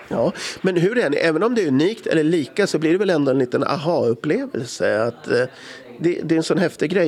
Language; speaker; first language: Swedish; native; Swedish